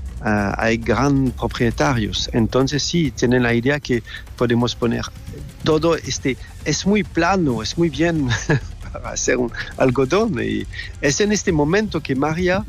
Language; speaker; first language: Spanish; non-native, learner; French